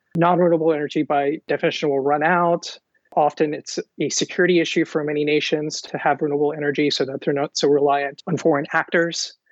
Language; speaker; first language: English; early bilingual, other home language; Hindi